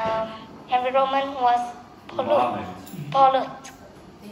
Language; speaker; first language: English; non-native, learner; Vietnamese